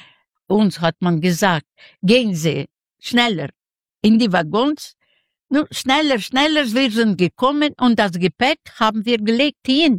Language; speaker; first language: German; non-native, learner; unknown